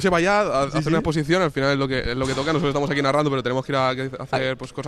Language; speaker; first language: Spanish; native; Spanish